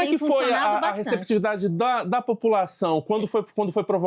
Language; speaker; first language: Portuguese; native; Portuguese